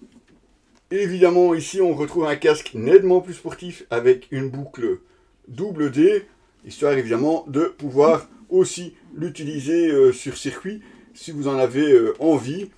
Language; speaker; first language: French; native; French